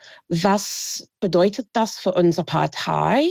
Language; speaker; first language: German; non-native, fluent; English